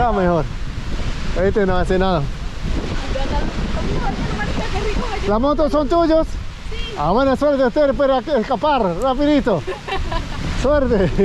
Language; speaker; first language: Spanish; non-native, learner; English